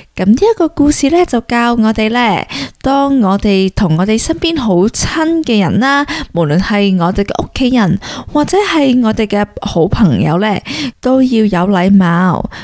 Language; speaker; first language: Cantonese; early bilingual, heritage; Cantonese